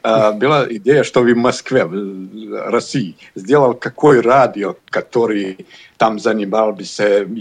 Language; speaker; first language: Russian; non-native, learner; Bosnian